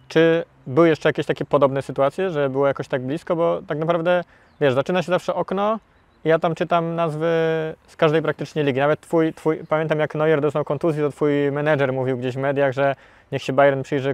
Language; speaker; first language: Polish; native; Polish